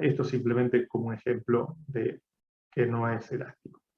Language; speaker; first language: Spanish; native; Spanish